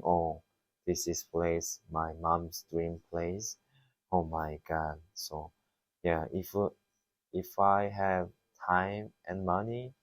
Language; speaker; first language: English; non-native, learner; Korean